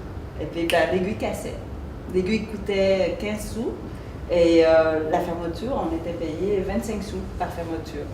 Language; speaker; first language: French; early bilingual, other home language; Vietnamese